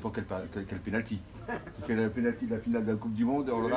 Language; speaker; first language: French; native; French